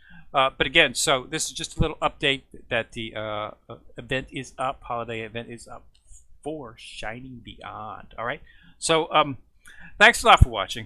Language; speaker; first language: English; native; English